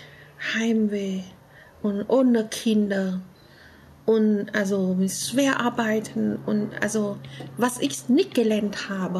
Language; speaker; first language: German; non-native, learner; Vietnamese